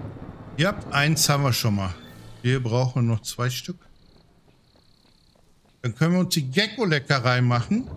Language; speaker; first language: German; native; German